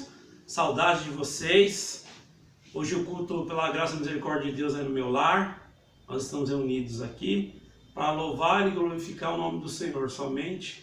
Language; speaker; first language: Portuguese; native; Portuguese